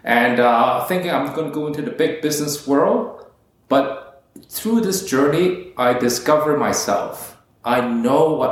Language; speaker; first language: English; non-native, local second language; Cantonese